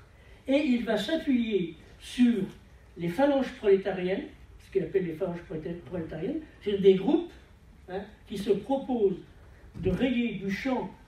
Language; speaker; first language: French; native; French